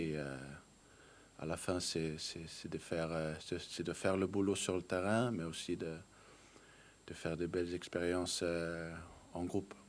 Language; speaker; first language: French; non-native, fluent; Danish